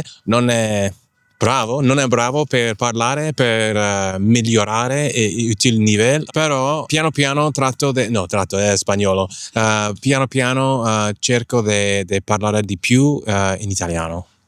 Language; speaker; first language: Italian; non-native, learner; English